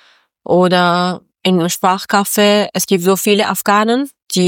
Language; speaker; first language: German; non-native, learner; Persian